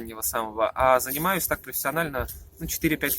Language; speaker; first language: Russian; native; Russian